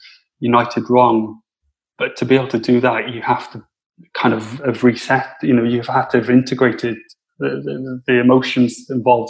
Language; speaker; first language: English; native; English